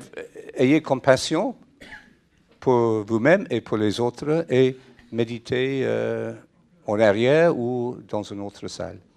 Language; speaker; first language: French; non-native, fluent; English